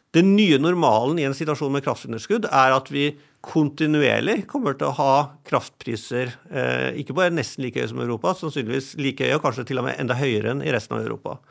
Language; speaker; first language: Norwegian; non-native, fluent; German